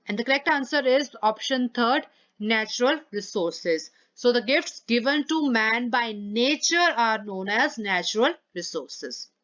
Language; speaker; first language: English; non-native, local second language; Punjabi